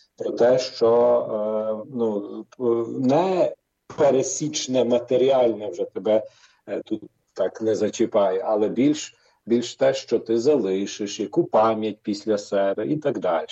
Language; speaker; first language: Ukrainian; native; Ukrainian